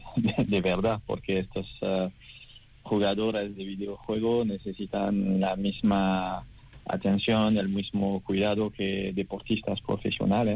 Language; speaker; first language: Spanish; non-native, fluent; French